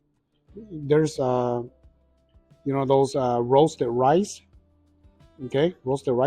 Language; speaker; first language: English; early bilingual, heritage; Hmong